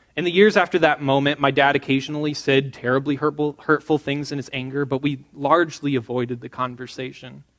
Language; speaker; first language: English; native; English